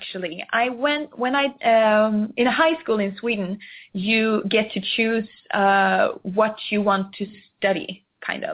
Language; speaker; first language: English; non-native, fluent; Swedish